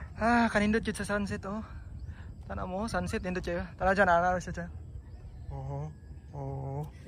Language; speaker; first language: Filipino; non-native, local second language; Cebuano